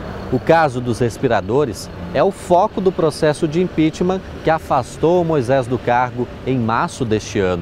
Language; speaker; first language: Portuguese; native; Portuguese